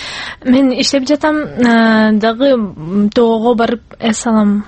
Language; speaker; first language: Kyrgyz; non-native, local second language; Russian